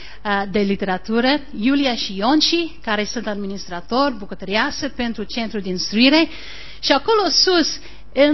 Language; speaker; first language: Romanian; non-native, learner; English